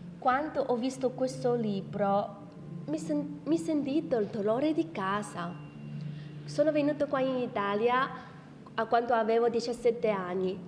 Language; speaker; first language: Italian; non-native, fluent; Chinese